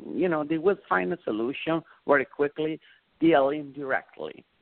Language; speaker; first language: English; non-native, fluent; Italian